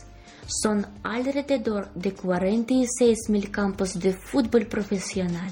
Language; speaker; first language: Spanish; non-native, fluent; Ukrainian